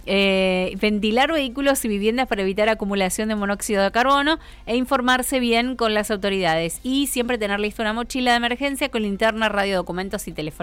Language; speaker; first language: Spanish; native; Spanish